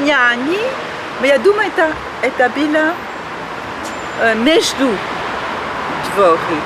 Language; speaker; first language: Russian; early bilingual, heritage; Russian